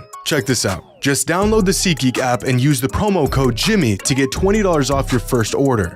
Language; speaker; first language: English; native; English